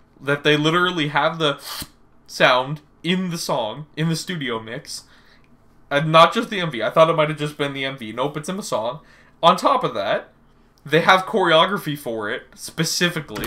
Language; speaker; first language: English; native; English